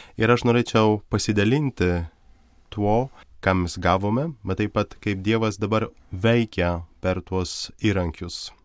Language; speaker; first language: Lithuanian; non-native, local second language; Polish